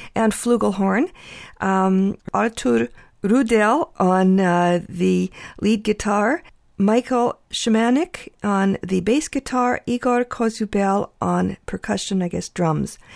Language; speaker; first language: English; early bilingual, other home language; Ukrainian